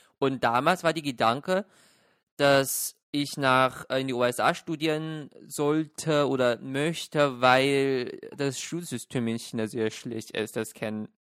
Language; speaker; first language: German; non-native, fluent; Chinese